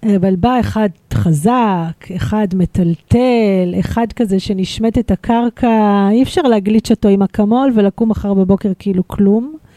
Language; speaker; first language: Hebrew; early bilingual, other home language; Russian